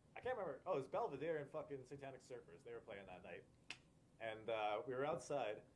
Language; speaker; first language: English; native; English